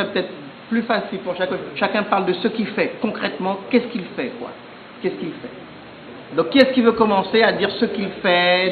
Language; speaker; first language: French; native; French